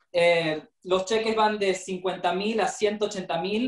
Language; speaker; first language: Spanish; native; Spanish